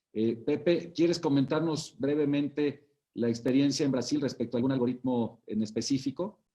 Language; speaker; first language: Spanish; native; Spanish